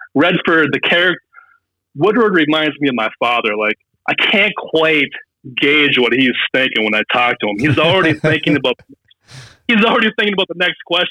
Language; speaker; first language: English; native; English